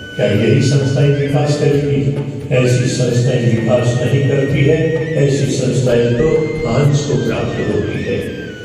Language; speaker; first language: Hindi; native; Hindi